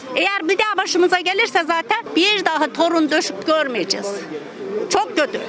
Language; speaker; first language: Turkish; native; Turkish